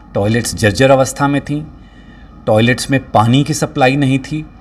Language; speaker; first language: Hindi; native; Hindi